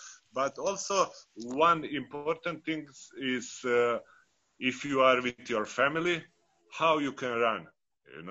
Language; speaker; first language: English; non-native, fluent; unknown